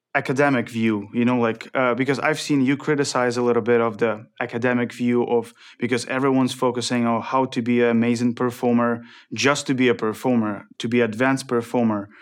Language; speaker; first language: English; non-native, fluent; Ukrainian